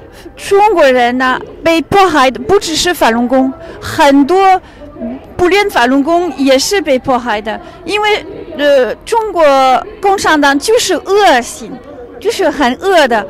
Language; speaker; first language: Chinese; non-native, fluent; French